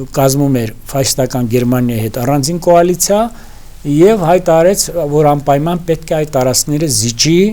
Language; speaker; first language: Armenian; native; Armenian